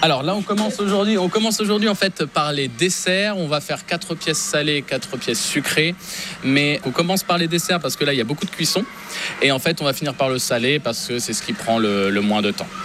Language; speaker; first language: French; native; French